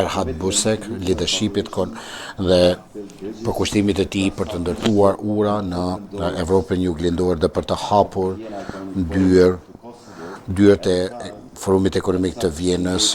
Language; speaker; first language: Albanian; native; Albanian